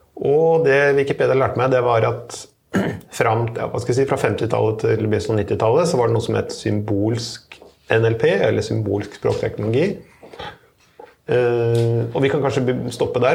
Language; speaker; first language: Norwegian; native; Norwegian